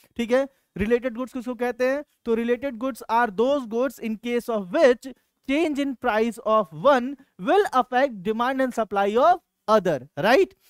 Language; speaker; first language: Hindi; native; Hindi